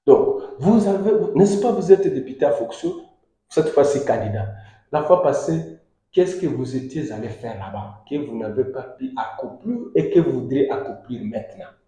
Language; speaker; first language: French; non-native, local second language; Swahili